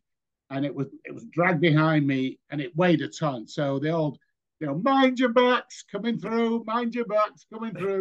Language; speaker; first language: English; native; English